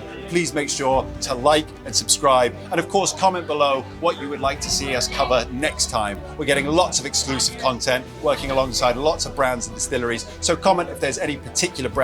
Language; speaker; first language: English; native; English